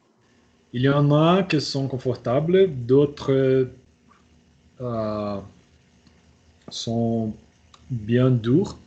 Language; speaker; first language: French; non-native, learner; Portuguese